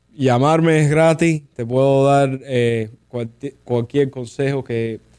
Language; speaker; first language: Spanish; early bilingual, heritage; Spanish